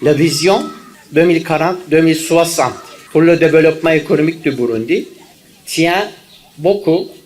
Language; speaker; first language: French; non-native, fluent; Turkish